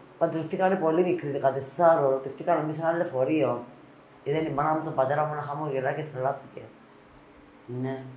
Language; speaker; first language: Greek; native; Greek